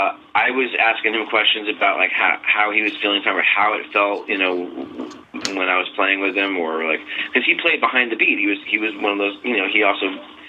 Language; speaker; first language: English; native; English